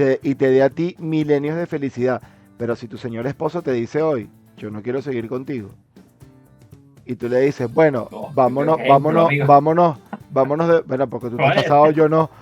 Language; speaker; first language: Spanish; native; Spanish